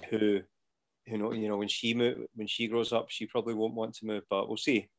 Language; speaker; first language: English; native; English